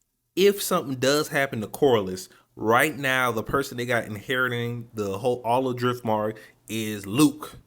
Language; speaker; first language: English; native; English